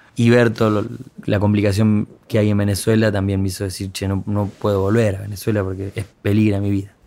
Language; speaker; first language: Spanish; native; Spanish